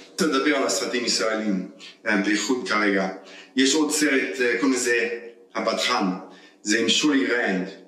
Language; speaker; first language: Hebrew; early bilingual, heritage; Hebrew